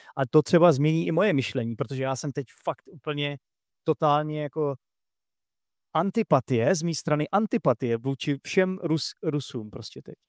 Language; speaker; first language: Czech; native; Czech